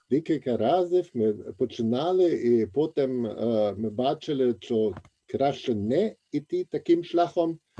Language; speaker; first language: Ukrainian; non-native, fluent; German